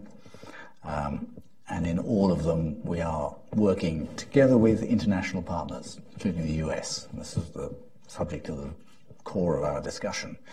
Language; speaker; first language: English; native; English